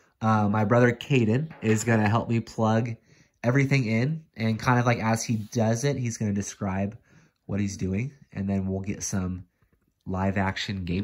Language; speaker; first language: English; native; English